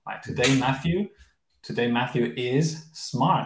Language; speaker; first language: English; non-native, fluent; Spanish